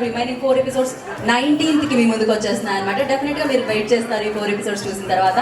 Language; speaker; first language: Telugu; native; Telugu